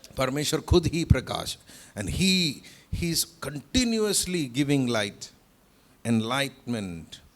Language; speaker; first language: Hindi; non-native, local second language; Malayalam